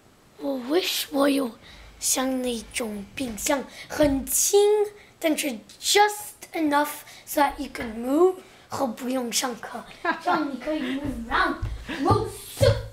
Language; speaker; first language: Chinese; early bilingual, heritage; English